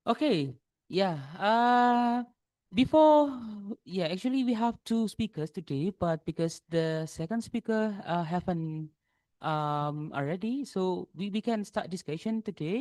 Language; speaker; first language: English; non-native, local second language; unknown